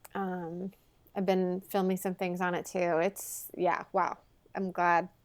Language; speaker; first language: English; native; English